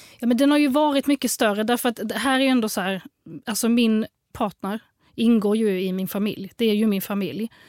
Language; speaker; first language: Swedish; early bilingual, other home language; Arabic